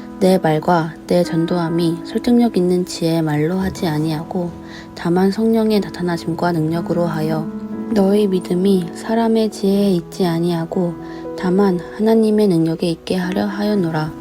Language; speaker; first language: Korean; native; Korean